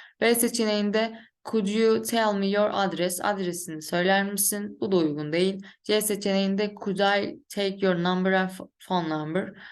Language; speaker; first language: English; non-native, fluent; Turkish